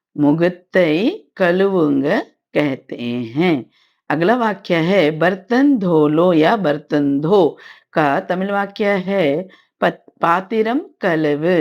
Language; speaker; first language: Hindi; non-native, local second language; Tamil